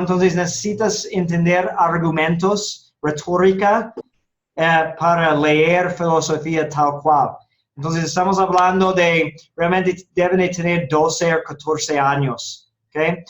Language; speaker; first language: Spanish; non-native, fluent; English